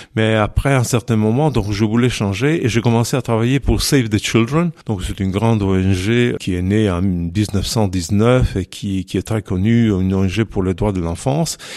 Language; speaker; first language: French; non-native, fluent; Italian